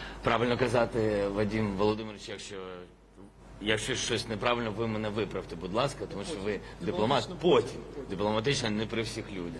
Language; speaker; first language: Ukrainian; non-native, local second language; Russian